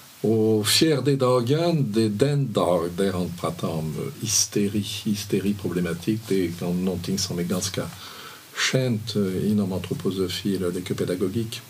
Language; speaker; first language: Swedish; non-native, fluent; French